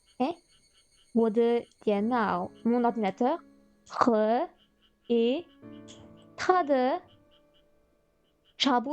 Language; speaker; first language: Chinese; non-native, learner; French